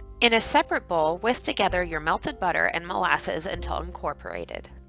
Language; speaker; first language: English; native; English